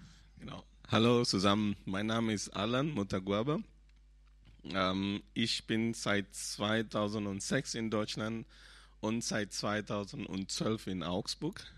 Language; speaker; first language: German; non-native, fluent; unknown